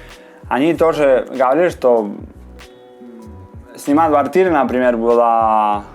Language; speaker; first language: Russian; non-native, fluent; Spanish